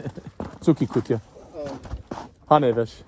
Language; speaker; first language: Hungarian; non-native, learner; English